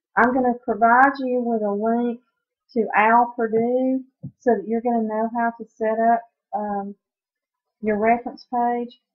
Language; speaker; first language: English; native; English